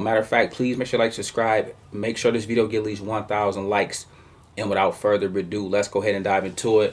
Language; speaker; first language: English; native; English